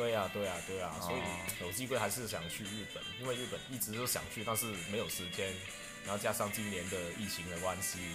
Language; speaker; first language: Chinese; non-native, local second language; Cantonese